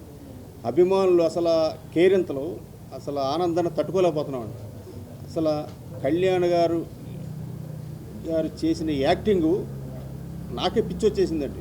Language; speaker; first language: Telugu; native; Telugu